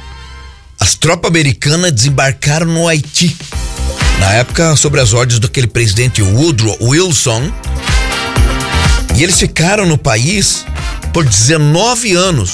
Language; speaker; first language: Portuguese; native; Portuguese